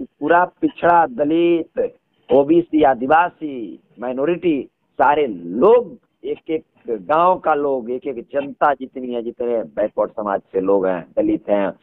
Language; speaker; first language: Hindi; native; Hindi